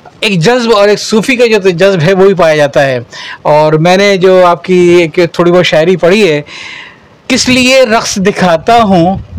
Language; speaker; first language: Urdu; native; Urdu